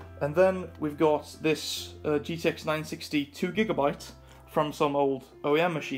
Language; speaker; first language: English; non-native, fluent; Swedish